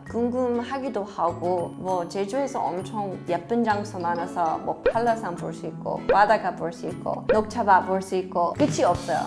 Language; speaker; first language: Korean; non-native, fluent; English